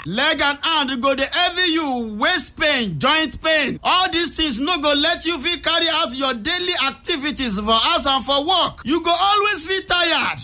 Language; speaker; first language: Nigerian Pidgin; native; Nigerian Pidgin